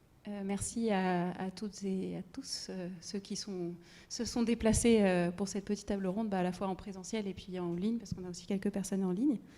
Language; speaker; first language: French; native; French